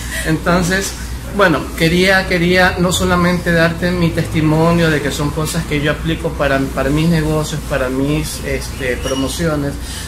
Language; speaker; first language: Spanish; native; Spanish